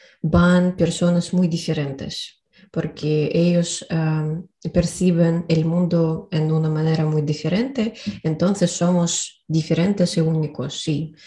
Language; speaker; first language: Spanish; non-native, learner; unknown